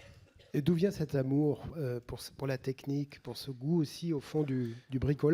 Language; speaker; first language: French; native; French